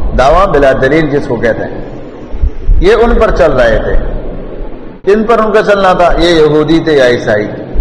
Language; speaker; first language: Urdu; non-native, local second language; Pashto